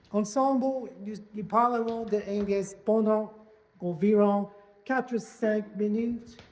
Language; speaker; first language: French; non-native, fluent; English